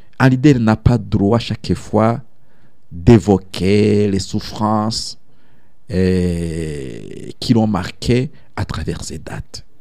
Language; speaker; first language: French; non-native, local second language; Rundi